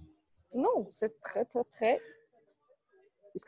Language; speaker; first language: French; non-native, learner; Portuguese